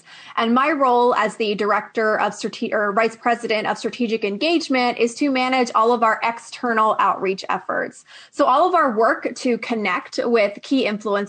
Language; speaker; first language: English; native; English